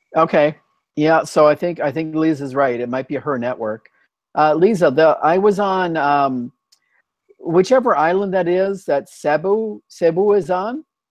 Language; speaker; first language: English; native; English